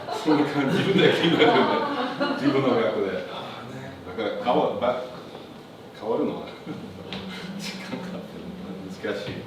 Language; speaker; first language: Japanese; non-native, learner; English